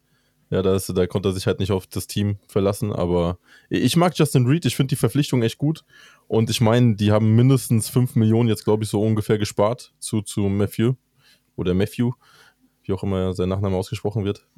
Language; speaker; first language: German; native; German